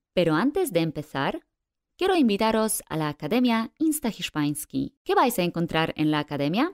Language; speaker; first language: Spanish; non-native, fluent; Polish